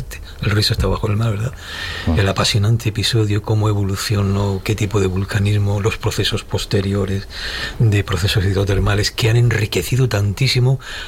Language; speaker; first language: Spanish; native; Spanish